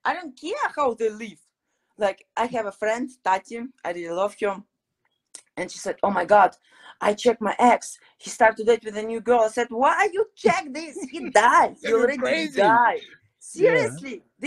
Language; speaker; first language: English; non-native, fluent; Ukrainian